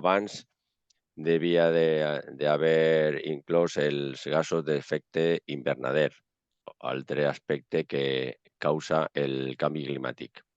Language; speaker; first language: Catalan; non-native, local second language; Spanish